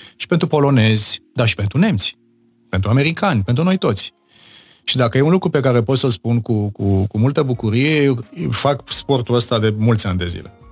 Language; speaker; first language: Romanian; native; Romanian